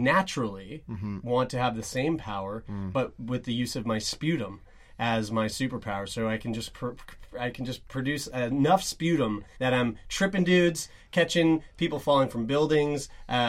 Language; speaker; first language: English; native; English